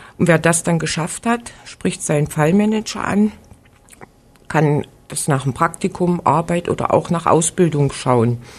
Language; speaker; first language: German; native; German